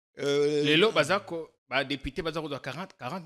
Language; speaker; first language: French; non-native, local second language; Lingala